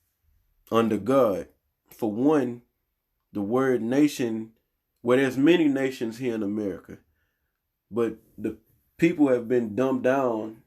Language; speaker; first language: English; native; English